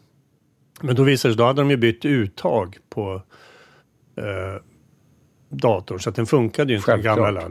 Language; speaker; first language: Swedish; native; Swedish